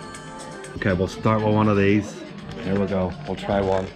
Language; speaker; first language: English; native; English